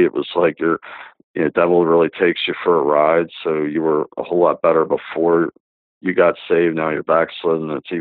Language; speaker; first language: English; native; English